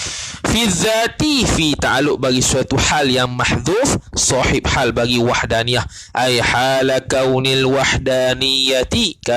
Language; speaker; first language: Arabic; non-native, fluent; Malay